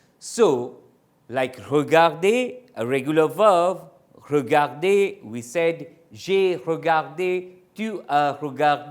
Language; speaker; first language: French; non-native, fluent; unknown